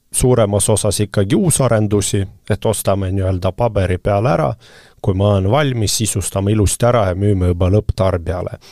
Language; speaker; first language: Estonian; non-native, local second language; Russian